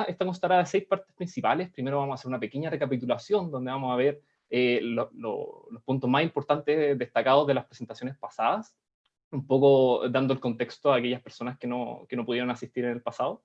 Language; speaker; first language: Spanish; native; Spanish